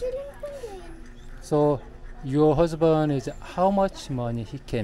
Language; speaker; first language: English; non-native, learner; Korean